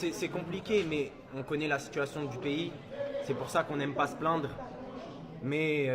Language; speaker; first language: French; early bilingual, other home language; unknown